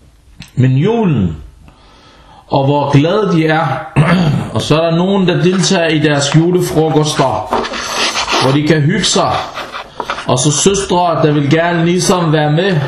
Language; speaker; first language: Danish; non-native, fluent; Arabic